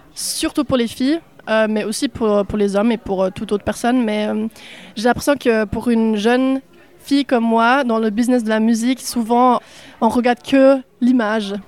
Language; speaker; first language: French; non-native, local second language; Swiss German